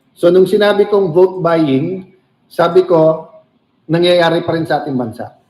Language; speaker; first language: Filipino; native; Filipino